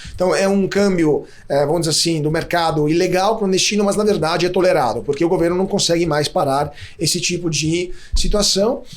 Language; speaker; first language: Portuguese; non-native, fluent; Italian